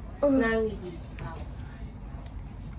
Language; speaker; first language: Thai; native; Thai